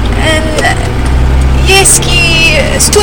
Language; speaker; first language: Icelandic; non-native, learner; English